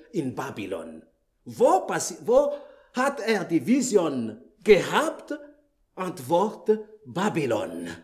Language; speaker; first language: German; non-native, learner; Malagasy